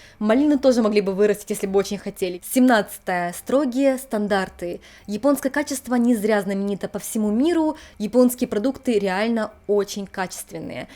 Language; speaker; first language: Russian; native; Russian